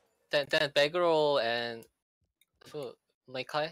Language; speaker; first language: English; non-native, learner; Korean